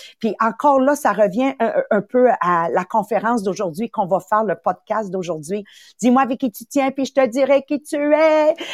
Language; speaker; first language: French; early bilingual, other home language; Italian